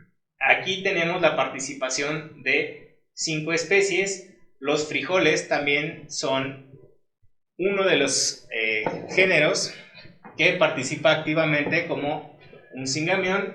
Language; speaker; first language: Spanish; native; Spanish